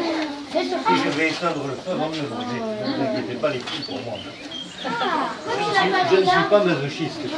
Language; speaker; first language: French; native; French